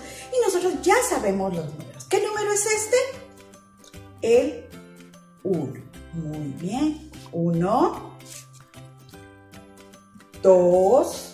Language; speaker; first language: Spanish; native; Spanish